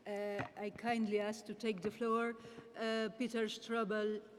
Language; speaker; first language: English; non-native, fluent; Romanian